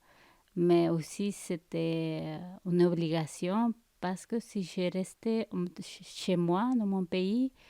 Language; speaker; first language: French; non-native, fluent; Spanish